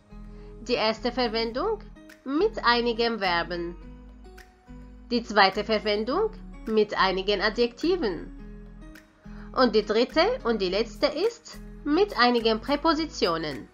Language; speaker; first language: German; non-native, fluent; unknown